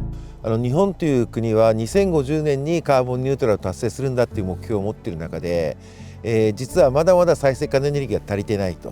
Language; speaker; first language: Japanese; native; Japanese